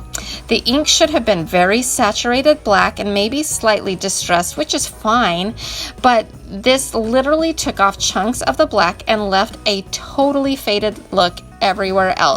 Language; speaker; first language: English; native; English